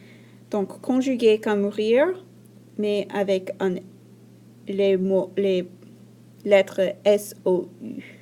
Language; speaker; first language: French; non-native, fluent; English